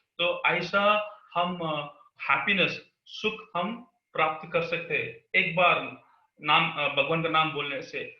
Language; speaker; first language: Hindi; non-native, local second language; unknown